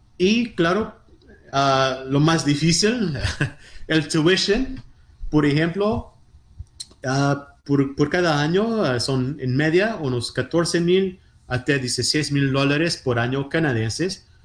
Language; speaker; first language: Spanish; non-native, fluent; Portuguese